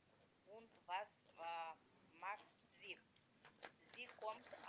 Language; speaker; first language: German; non-native, learner; Macedonian